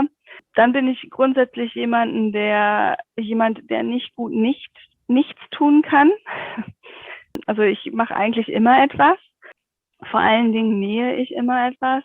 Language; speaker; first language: German; native; German